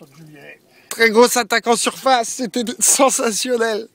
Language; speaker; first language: French; native; French